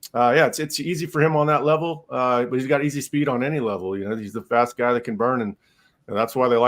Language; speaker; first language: English; native; English